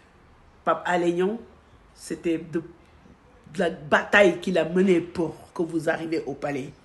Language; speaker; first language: French; non-native, local second language; Wolof